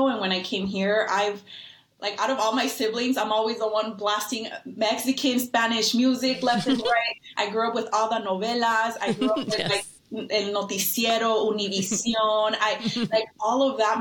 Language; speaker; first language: English; native; English